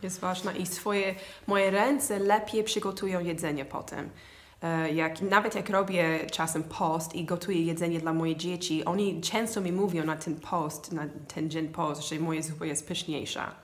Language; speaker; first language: Polish; non-native, fluent; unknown